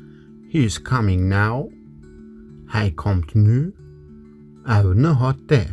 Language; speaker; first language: Dutch; non-native, learner; Kurdish